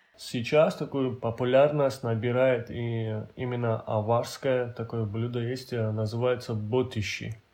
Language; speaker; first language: Russian; non-native, local second language; Avaric